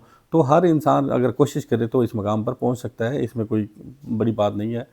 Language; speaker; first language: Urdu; non-native, local second language; Punjabi